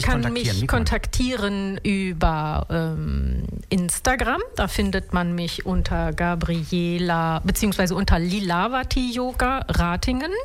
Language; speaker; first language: German; early bilingual, other home language; Italian